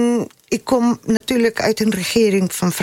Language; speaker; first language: Dutch; non-native, fluent; Spanish